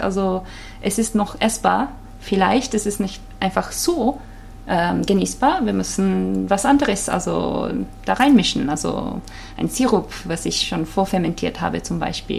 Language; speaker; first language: German; non-native, fluent; Japanese